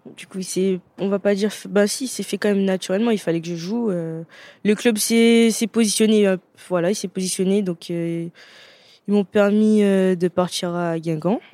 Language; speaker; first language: French; native; French